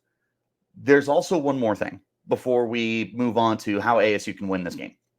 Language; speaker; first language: English; native; English